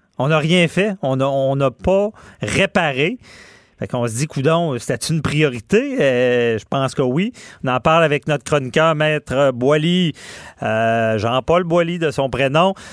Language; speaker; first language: French; native; French